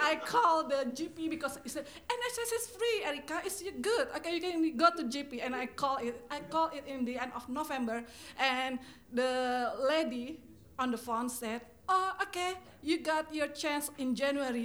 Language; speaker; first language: English; non-native, fluent; Indonesian